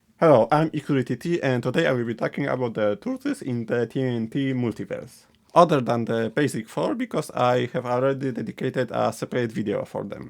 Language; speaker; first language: English; non-native, fluent; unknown